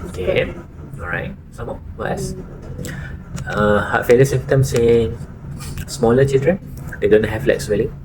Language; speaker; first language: English; non-native, local second language; Malay